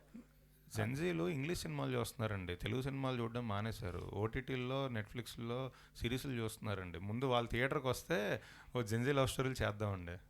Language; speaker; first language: Telugu; native; Telugu